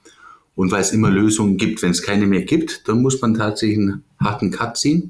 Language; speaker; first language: German; native; German